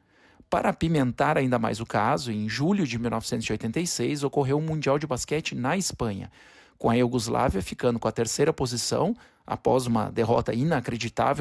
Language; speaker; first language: Portuguese; native; Portuguese